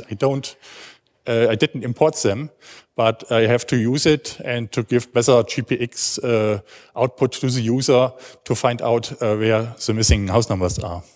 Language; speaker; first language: English; non-native, learner; German